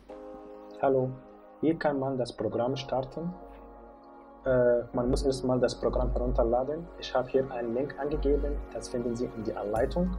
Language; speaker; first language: German; non-native, fluent; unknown